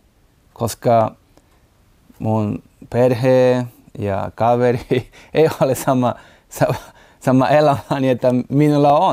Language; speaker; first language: Finnish; non-native, learner; Portuguese